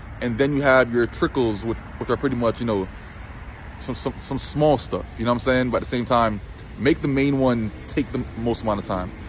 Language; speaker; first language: English; native; English